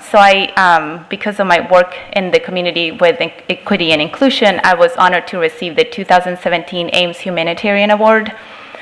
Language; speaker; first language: English; native; English